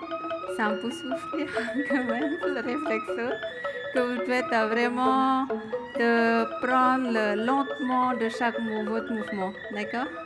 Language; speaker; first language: French; non-native, learner; Indonesian